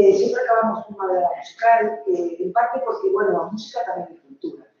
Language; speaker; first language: Spanish; non-native, local second language; Galician